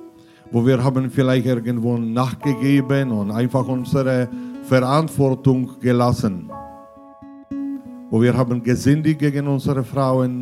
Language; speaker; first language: German; non-native, fluent; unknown